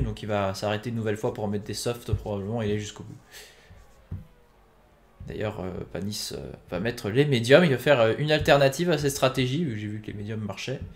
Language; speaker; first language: French; native; French